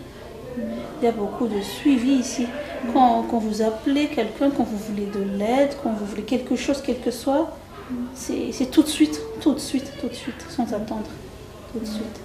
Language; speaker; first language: French; non-native, local second language; Malagasy